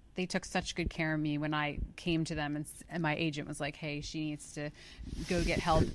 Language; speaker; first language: English; native; English